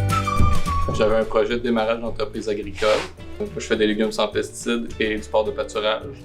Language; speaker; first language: French; native; French